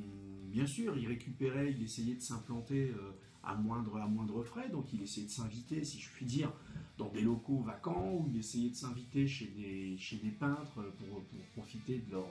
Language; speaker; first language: French; native; French